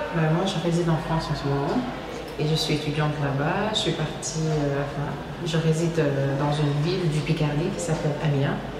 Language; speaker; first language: French; non-native, local second language; Wolof